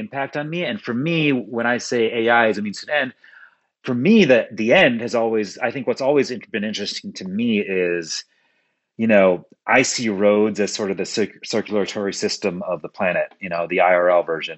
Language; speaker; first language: English; early bilingual, other home language; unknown